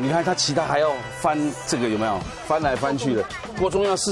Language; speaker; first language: Chinese; native; Chinese